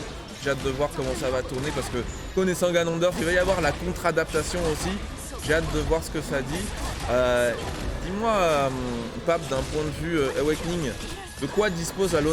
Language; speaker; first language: French; native; French